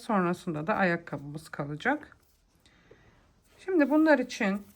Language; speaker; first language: Turkish; native; Turkish